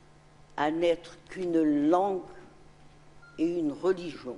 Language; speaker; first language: French; non-native, local second language; Arabic